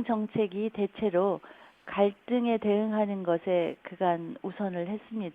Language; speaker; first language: Korean; native; Korean